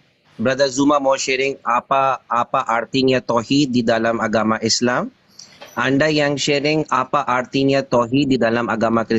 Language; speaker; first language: Indonesian; non-native, learner; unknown